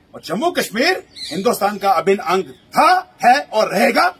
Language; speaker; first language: Hindi; native; Hindi